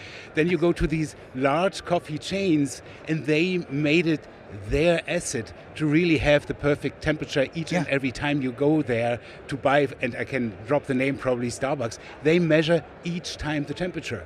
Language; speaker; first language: English; non-native, fluent; German